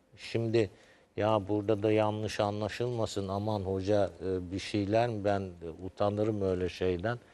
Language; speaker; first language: Turkish; native; Turkish